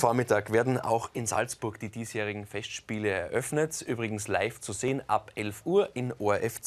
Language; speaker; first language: German; native; German